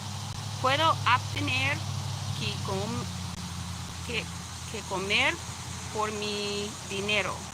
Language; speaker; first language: Spanish; non-native, learner; English